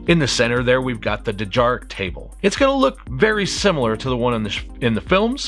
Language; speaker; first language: English; native; English